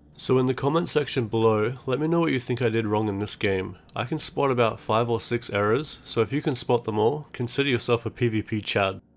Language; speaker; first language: English; native; English